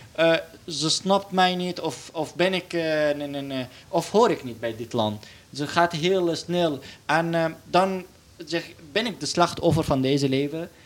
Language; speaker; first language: Dutch; non-native, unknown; Arabic